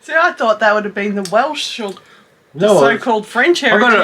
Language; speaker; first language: English; native; English